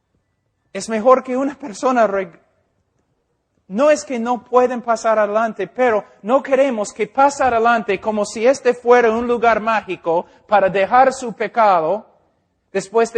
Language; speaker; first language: Spanish; non-native, fluent; English